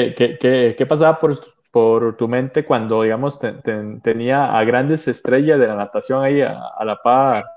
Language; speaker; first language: Spanish; native; Spanish